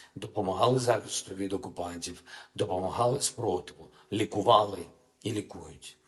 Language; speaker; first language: Ukrainian; native; Ukrainian